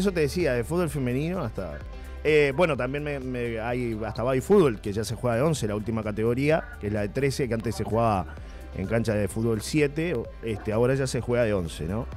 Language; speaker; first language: Spanish; native; Spanish